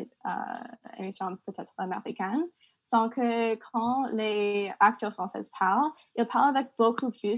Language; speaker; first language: French; non-native, learner; English